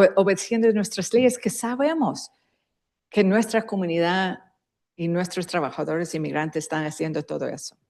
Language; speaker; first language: Spanish; early bilingual, heritage; Spanish